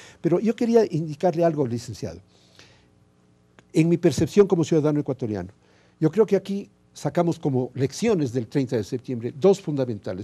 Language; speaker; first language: Spanish; native; Spanish